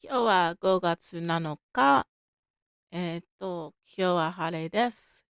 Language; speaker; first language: Japanese; non-native, learner; English